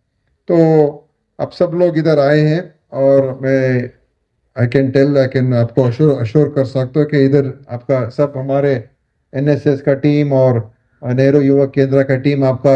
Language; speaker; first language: Hindi; non-native, local second language; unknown